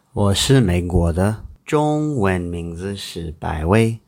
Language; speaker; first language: Chinese; non-native, learner; English